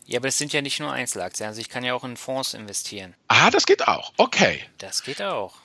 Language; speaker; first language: German; native; German